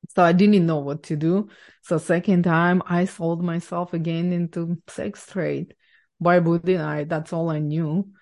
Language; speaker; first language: English; non-native, fluent; Ukrainian